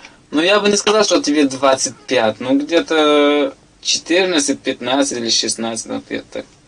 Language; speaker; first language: Russian; non-native, local second language; Tajik